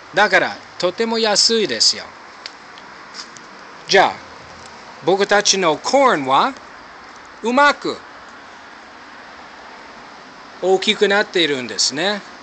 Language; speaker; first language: Japanese; non-native, learner; English